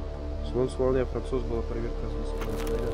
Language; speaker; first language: Ukrainian; native; Ukrainian